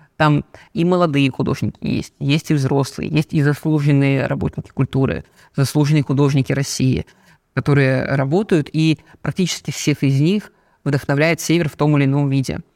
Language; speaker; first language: Russian; native; Russian